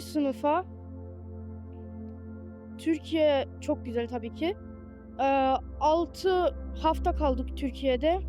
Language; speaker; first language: Turkish; early bilingual, heritage; Turkish